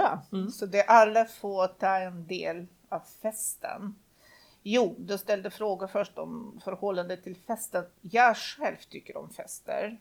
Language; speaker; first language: Swedish; non-native, fluent; Russian